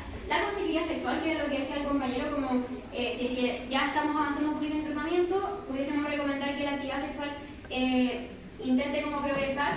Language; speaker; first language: Spanish; native; Spanish